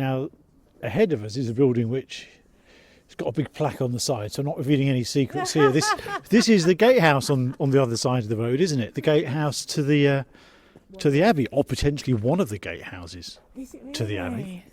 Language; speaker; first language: English; native; English